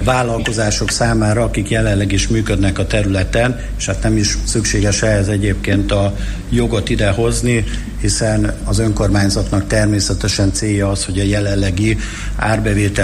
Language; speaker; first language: Hungarian; native; Hungarian